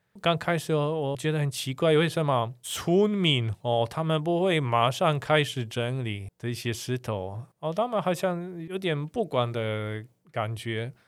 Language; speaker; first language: Chinese; non-native, fluent; Polish